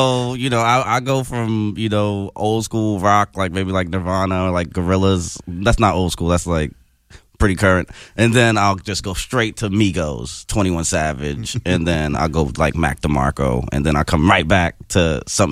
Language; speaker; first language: English; native; English